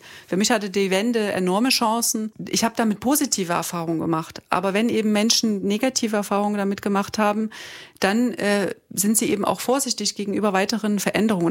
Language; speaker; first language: German; native; German